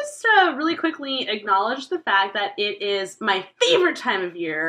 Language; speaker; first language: English; native; English